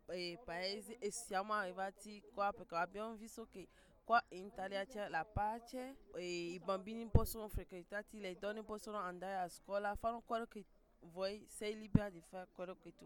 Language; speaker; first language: Italian; non-native, learner; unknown